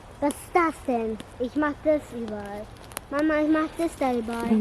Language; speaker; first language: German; early bilingual, other home language; Turkish